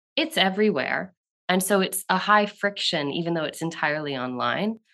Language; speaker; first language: English; native; English